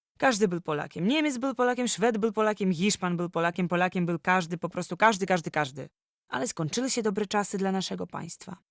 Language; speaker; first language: Polish; native; Polish